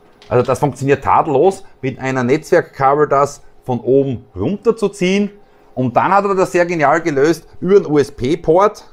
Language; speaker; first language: German; native; German